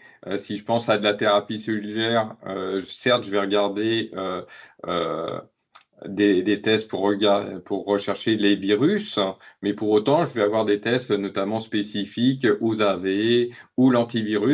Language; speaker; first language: French; native; French